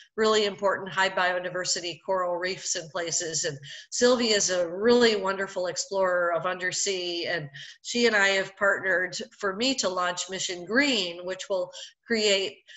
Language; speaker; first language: English; native; English